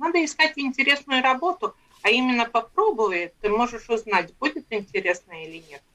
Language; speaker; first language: Russian; non-native, local second language; Latvian